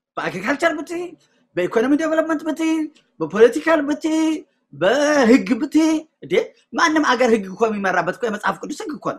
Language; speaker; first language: Amharic; non-native, local second language; Tigrinya